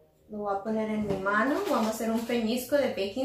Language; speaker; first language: Spanish; early bilingual, heritage; English